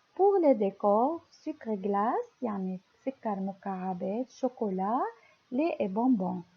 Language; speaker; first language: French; non-native, local second language; Arabic